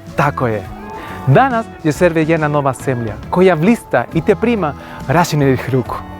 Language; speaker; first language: Bosnian; non-native, fluent; Spanish